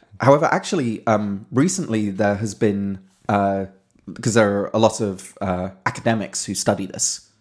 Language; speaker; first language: English; native; English